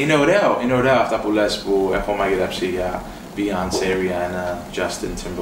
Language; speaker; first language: Greek; early bilingual, heritage; English